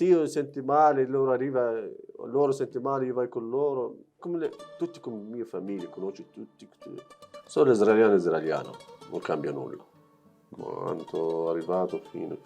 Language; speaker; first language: Italian; non-native, learner; Arabic